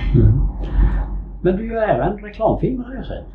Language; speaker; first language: Swedish; native; Swedish